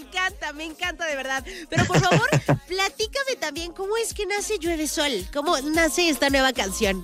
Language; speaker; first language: Spanish; native; Spanish